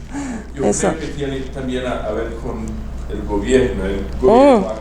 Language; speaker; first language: Spanish; non-native, fluent; Portuguese